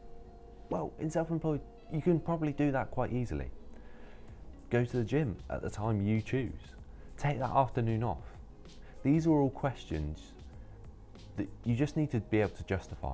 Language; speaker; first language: English; native; English